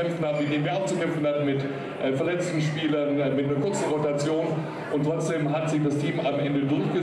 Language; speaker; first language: German; native; German